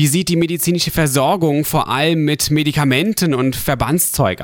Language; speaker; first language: German; native; German